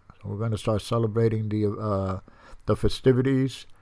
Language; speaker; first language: English; early bilingual, other home language; Spanish